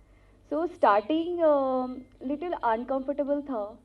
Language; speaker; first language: Hindi; non-native, local second language; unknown